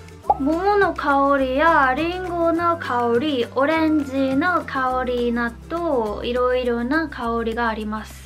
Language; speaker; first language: Japanese; non-native, fluent; Korean